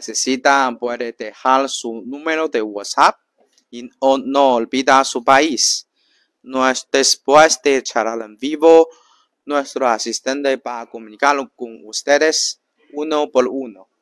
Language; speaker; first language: Spanish; non-native, learner; Chinese